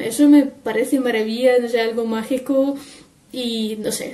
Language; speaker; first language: Spanish; non-native, fluent; Russian